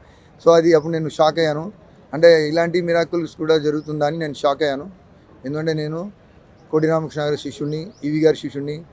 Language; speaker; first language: Telugu; native; Telugu